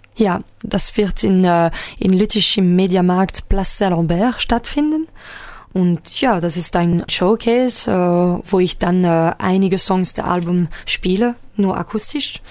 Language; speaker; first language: German; non-native, local second language; French